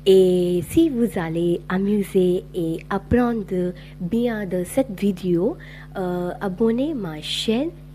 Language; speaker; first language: French; non-native, learner; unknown